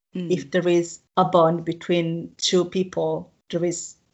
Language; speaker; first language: English; non-native, fluent; Italian